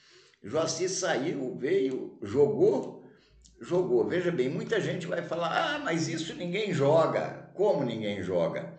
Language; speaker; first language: Portuguese; native; Portuguese